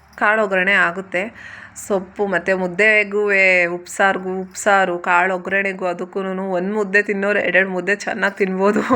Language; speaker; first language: Kannada; native; Kannada